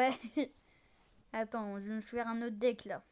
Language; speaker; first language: French; native; French